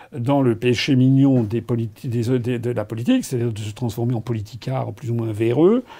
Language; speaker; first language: French; native; French